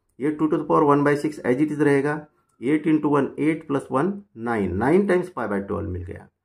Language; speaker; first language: Hindi; non-native, local second language; Marathi